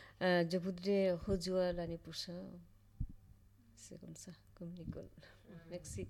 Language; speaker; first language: French; non-native, learner; Bangla